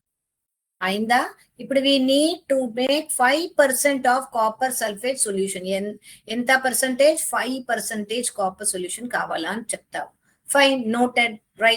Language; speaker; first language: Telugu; non-native, learner; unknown